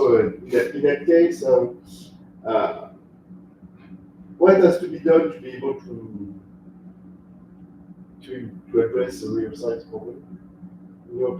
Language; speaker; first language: English; non-native, fluent; French